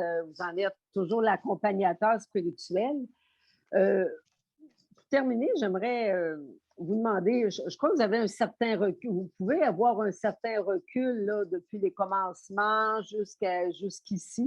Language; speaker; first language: French; native; French